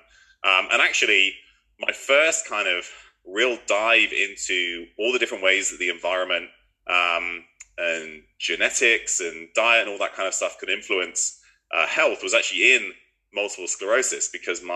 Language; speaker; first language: English; native; English